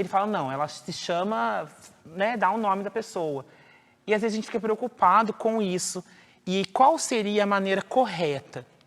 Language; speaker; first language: Portuguese; native; Portuguese